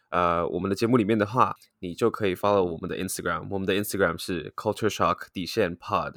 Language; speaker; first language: Chinese; native; Chinese